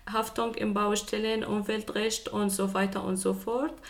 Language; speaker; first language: German; non-native, fluent; Arabic